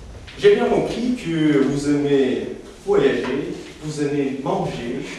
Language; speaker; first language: French; non-native, fluent; Russian